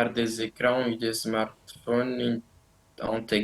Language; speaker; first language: French; non-native, learner; Romanian